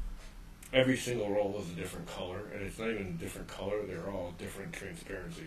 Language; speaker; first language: English; native; English